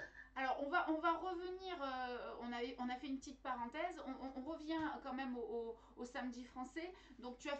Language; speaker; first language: French; native; French